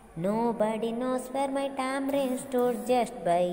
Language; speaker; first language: English; non-native, local second language; Kannada